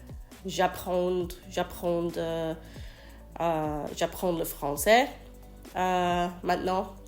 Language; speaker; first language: French; non-native, learner; English